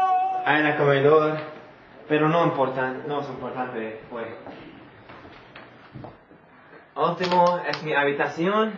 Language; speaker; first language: Spanish; non-native, learner; English